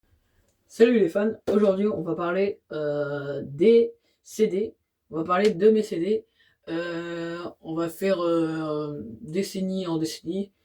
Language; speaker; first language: French; native; French